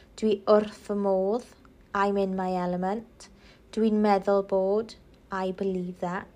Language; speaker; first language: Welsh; non-native, local second language; English